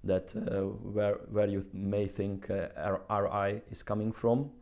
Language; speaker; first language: English; non-native, fluent; Hungarian